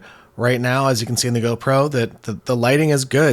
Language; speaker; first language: English; native; English